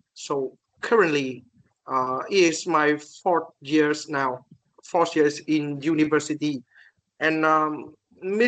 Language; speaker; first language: English; non-native, learner; Vietnamese